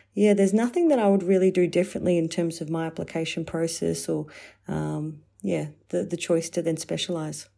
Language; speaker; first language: English; native; English